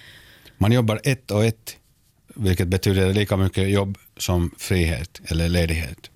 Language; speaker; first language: Swedish; non-native, local second language; Finnish